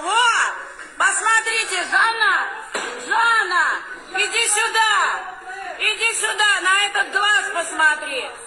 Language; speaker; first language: Russian; non-native, fluent; Armenian